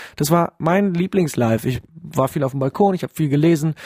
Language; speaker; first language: German; early bilingual, other home language; Polish